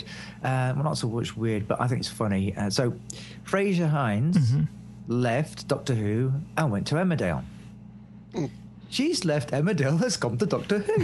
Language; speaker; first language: English; native; English